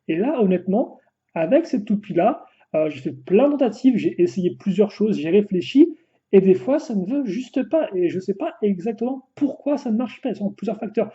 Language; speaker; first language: French; native; French